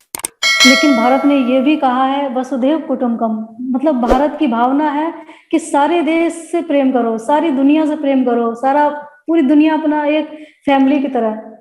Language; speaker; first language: Hindi; native; Hindi